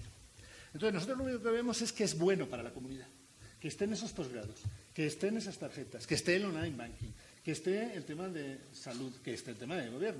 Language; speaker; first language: Spanish; native; Spanish